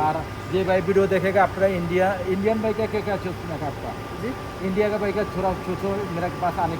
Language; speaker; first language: Hindi; non-native, learner; Bangla